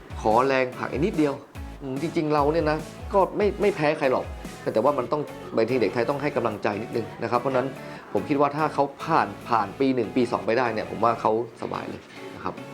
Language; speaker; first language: Thai; native; Thai